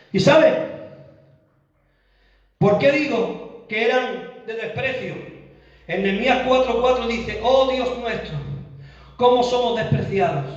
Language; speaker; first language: Spanish; native; Spanish